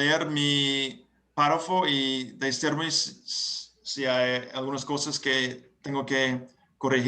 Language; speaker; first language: Spanish; non-native, learner; English